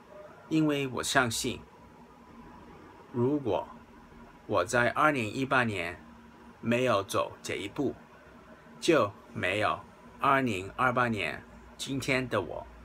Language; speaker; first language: Chinese; non-native, local second language; Cantonese